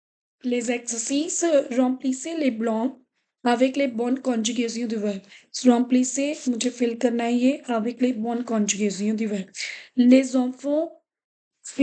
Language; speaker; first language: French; non-native, fluent; Hindi